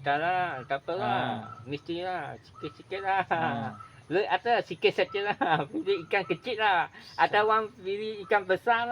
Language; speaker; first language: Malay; non-native, local second language; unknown